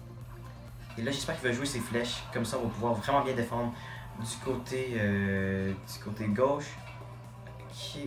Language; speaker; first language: French; native; French